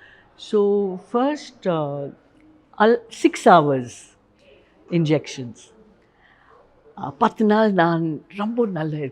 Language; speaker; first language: Tamil; non-native, learner; Hindi